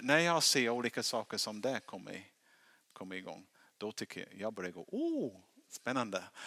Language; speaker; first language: Swedish; non-native, fluent; English